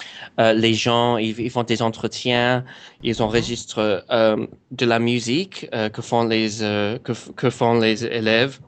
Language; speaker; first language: French; non-native, fluent; English